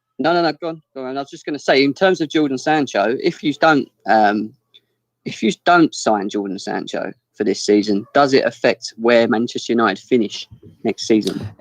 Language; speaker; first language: English; native; English